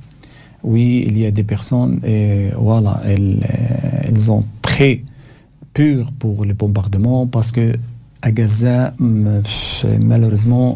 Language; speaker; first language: French; non-native, learner; Arabic